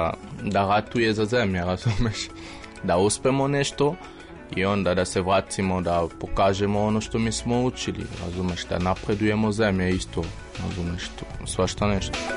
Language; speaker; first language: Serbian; non-native, learner; French